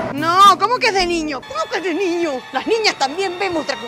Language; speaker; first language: Spanish; native; Spanish